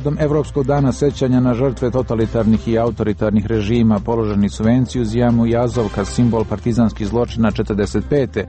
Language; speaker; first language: Serbian; native; Serbian